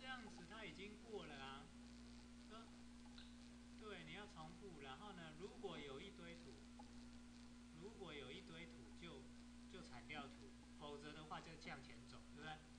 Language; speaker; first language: Chinese; native; Chinese